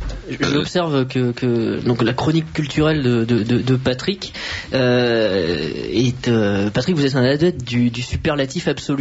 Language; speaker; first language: French; native; French